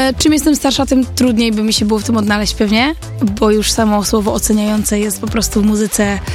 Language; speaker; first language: Polish; early bilingual, heritage; Polish